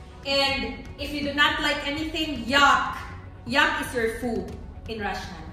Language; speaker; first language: English; non-native, local second language; Filipino